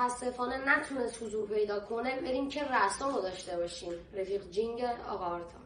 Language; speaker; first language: Persian; native; Persian